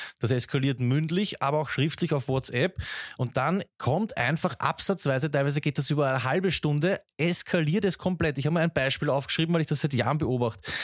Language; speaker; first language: German; native; German